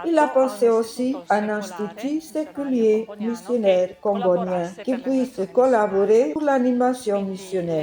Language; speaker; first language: French; non-native, fluent; Italian